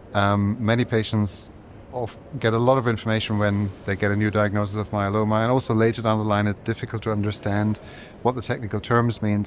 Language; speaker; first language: English; non-native, fluent; German